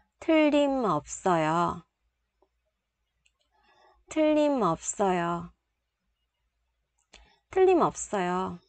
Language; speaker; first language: Korean; non-native, fluent; Vietnamese